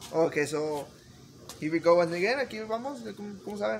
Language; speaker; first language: Spanish; early bilingual, heritage; Spanish